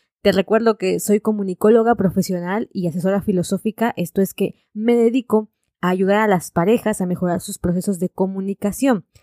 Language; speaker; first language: Spanish; native; Spanish